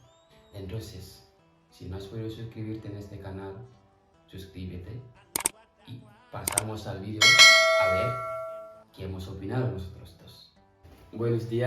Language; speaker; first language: Spanish; non-native, fluent; Fula